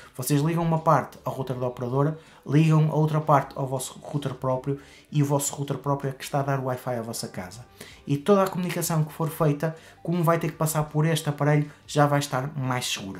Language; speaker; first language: Portuguese; native; Portuguese